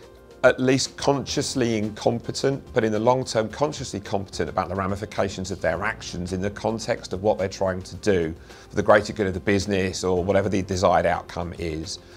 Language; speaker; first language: English; native; English